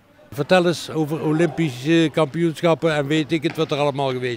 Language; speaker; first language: Dutch; native; Dutch